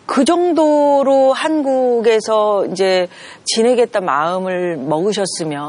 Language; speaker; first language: Korean; native; Korean